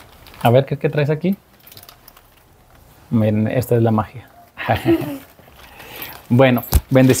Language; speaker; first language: Spanish; native; Spanish